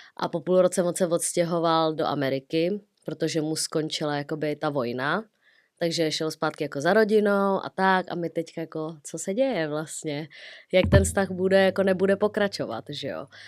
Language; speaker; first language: Czech; early bilingual, other home language; Vietnamese